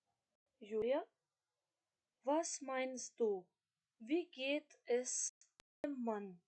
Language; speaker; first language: German; non-native, fluent; Macedonian